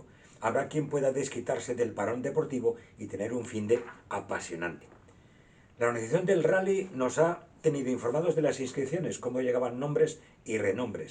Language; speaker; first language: Spanish; native; Spanish